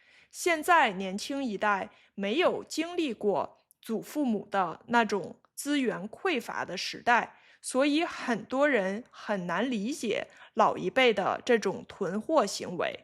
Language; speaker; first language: Chinese; native; Chinese